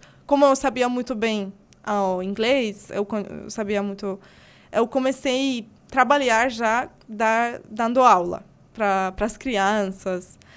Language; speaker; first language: Portuguese; non-native, fluent; Polish